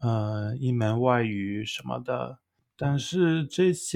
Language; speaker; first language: Chinese; non-native, fluent; English